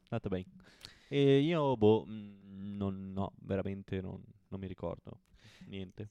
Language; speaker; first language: Italian; native; Italian